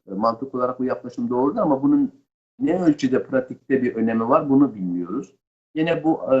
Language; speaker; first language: Turkish; native; Turkish